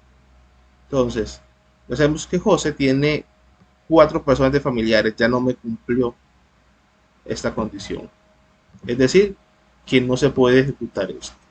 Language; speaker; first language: Spanish; native; Spanish